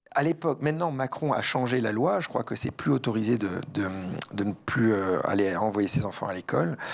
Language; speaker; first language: French; early bilingual, other home language; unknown